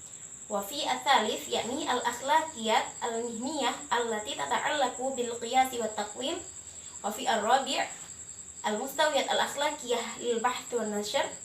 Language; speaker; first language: Arabic; non-native, learner; Indonesian